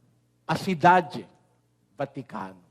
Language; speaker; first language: Portuguese; non-native, learner; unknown